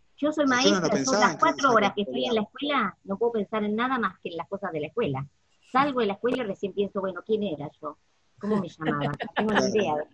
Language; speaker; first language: Spanish; native; Spanish